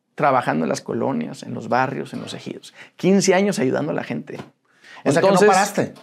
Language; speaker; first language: Spanish; native; Spanish